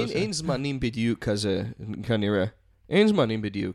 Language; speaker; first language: Hebrew; non-native, fluent; English